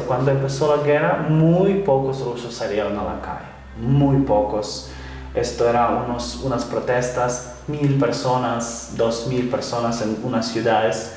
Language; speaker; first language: Spanish; non-native, fluent; Ukrainian